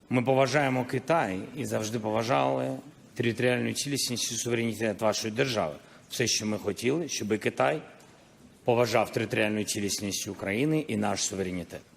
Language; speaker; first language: Ukrainian; non-native, local second language; Russian